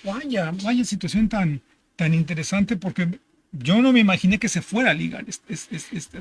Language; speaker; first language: Spanish; native; Spanish